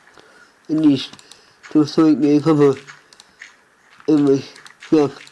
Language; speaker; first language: Irish; non-native, learner; English